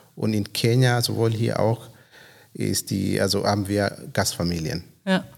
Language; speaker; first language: German; non-native, fluent; Swahili